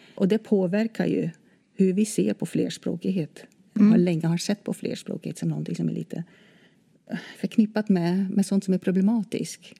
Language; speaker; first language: Swedish; non-native, fluent; Dutch